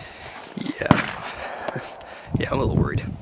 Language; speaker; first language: English; native; English